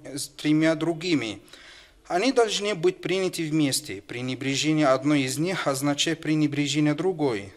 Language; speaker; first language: Russian; non-native, fluent; Arabic